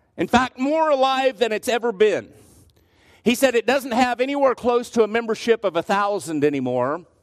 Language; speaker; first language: English; native; English